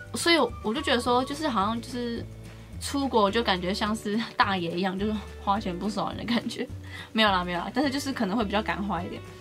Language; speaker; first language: Chinese; native; Chinese